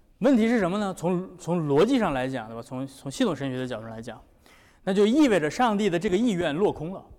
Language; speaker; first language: Chinese; native; Chinese